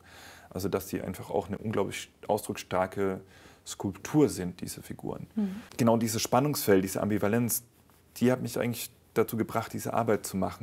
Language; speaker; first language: German; native; German